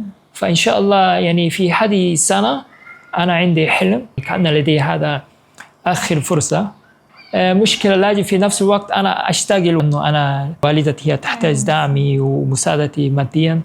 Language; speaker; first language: Arabic; non-native, fluent; Korean